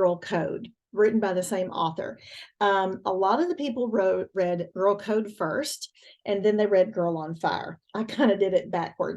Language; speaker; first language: English; native; English